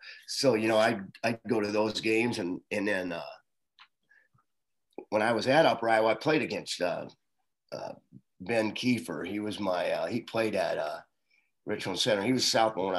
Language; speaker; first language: English; native; English